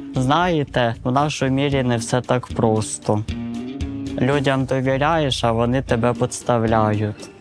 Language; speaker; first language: Ukrainian; native; Ukrainian